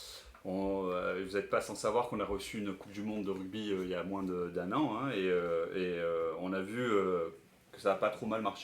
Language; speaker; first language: French; native; French